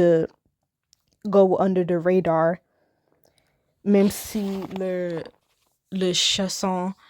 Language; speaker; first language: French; non-native, learner; English